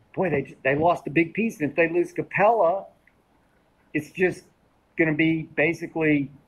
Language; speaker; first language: English; native; English